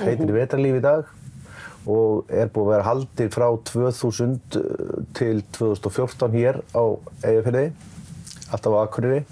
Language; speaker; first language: Icelandic; native; Icelandic